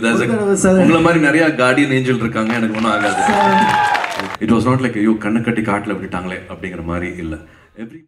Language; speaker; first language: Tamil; native; Tamil